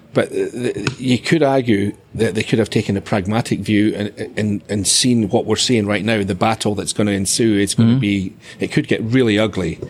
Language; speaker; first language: English; native; English